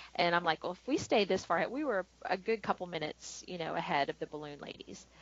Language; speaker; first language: English; native; English